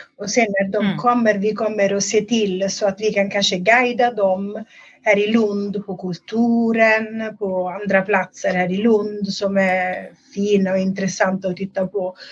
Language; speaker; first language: Swedish; non-native, fluent; Italian